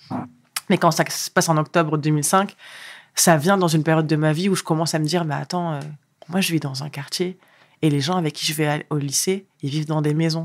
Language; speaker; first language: French; early bilingual, other home language; Arabic